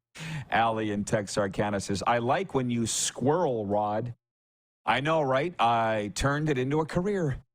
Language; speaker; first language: English; native; English